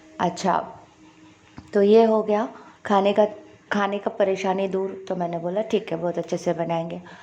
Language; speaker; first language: Hindi; non-native, local second language; Bangla